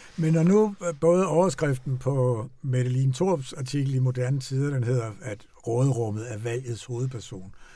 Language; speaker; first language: Danish; native; Danish